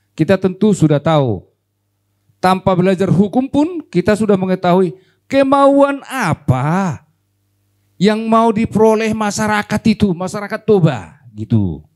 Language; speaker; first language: Indonesian; non-native, local second language; Batak Toba